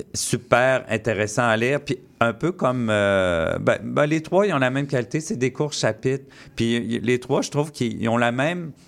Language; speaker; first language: French; native; French